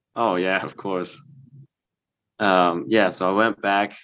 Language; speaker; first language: English; early bilingual, other home language; Korean